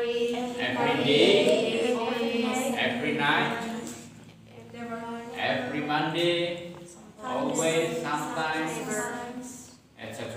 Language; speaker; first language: English; non-native, fluent; Indonesian